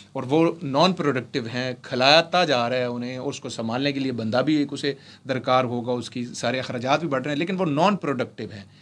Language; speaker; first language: Urdu; non-native, local second language; Punjabi